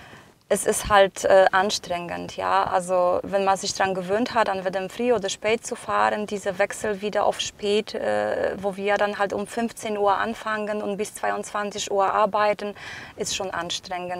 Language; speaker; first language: German; non-native, fluent; Polish